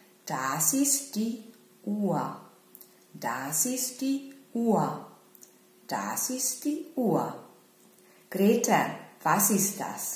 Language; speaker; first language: German; non-native, fluent; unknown